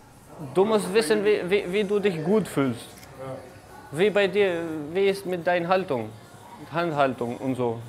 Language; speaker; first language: German; non-native, learner; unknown